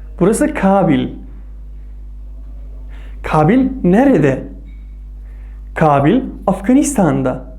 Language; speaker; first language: Turkish; non-native, fluent; Persian